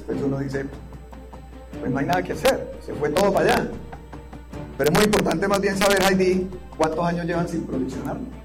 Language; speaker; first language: Spanish; native; Spanish